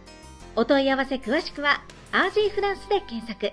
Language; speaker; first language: Japanese; native; Japanese